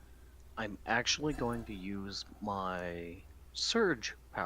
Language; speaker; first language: English; native; English